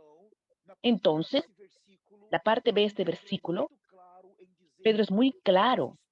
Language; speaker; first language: Spanish; non-native, fluent; Portuguese